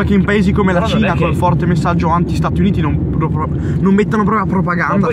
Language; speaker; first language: Italian; native; Italian